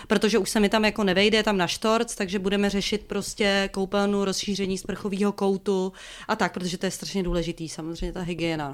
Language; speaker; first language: Czech; native; Czech